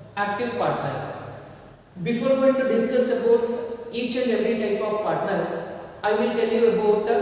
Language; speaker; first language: English; non-native, local second language; Kannada